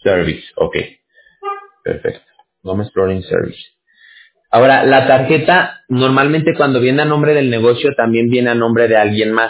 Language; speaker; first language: Spanish; native; Spanish